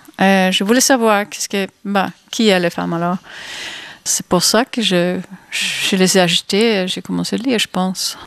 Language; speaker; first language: French; non-native, fluent; Swedish